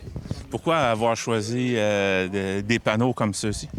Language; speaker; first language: French; native; French